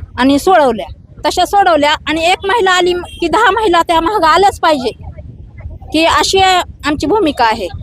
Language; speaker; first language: Marathi; native; Marathi